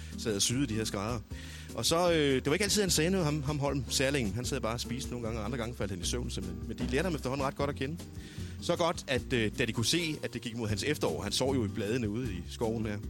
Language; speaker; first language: Danish; native; Danish